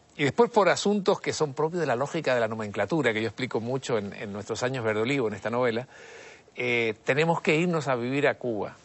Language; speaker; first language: Spanish; native; Spanish